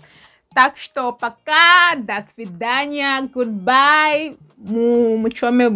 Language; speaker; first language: Russian; non-native, learner; English